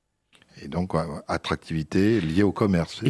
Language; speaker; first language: French; native; French